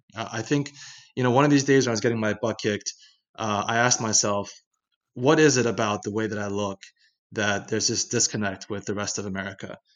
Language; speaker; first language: English; native; English